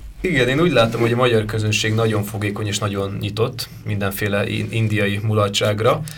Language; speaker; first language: Hungarian; native; Hungarian